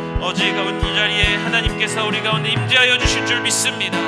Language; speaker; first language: Korean; native; Korean